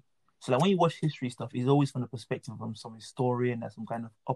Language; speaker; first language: English; non-native, local second language; Yoruba